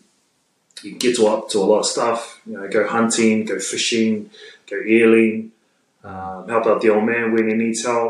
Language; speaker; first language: English; native; English